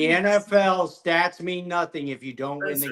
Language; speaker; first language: English; native; English